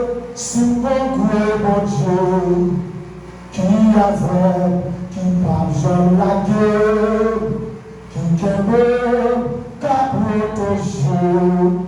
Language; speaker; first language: French; non-native, local second language; Haitian Creole